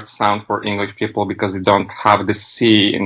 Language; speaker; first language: English; non-native, fluent; Polish